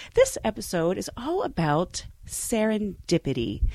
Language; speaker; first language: English; native; English